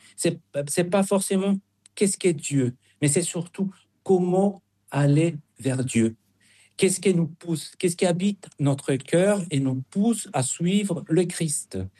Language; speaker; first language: French; non-native, fluent; Spanish